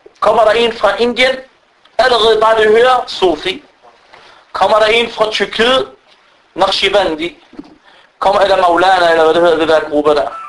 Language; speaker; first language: Danish; early bilingual, other home language; Arabic